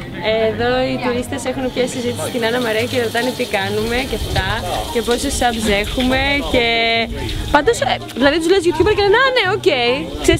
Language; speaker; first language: Greek; native; Greek